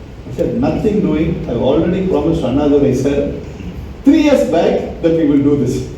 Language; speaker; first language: English; non-native, local second language; Tamil